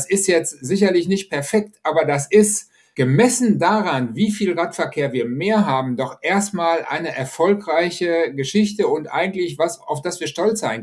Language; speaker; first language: German; native; German